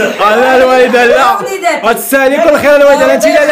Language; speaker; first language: Arabic; native; Arabic